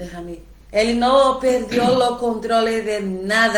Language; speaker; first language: Portuguese; non-native, learner; Spanish